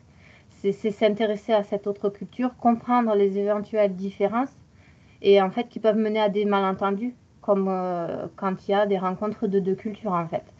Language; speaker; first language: French; native; French